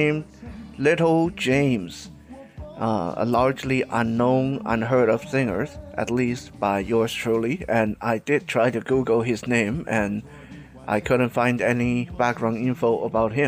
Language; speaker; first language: English; non-native, fluent; Chinese